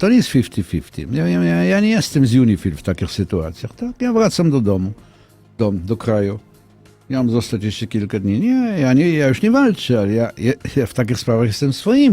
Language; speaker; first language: Polish; non-native, fluent; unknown